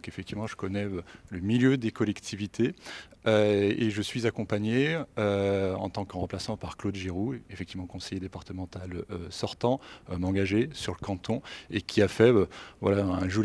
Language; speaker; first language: French; native; French